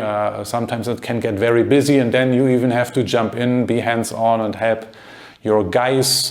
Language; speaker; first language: English; non-native, fluent; German